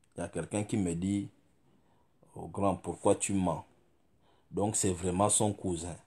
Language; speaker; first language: French; non-native, local second language; Fang